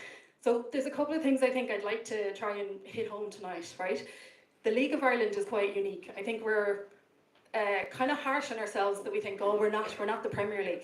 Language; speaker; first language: English; native; English